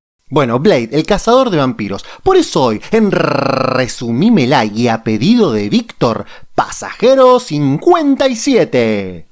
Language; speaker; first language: Spanish; native; Spanish